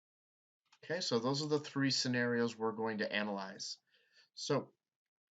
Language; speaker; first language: English; native; English